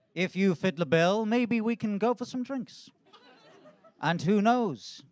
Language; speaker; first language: English; native; English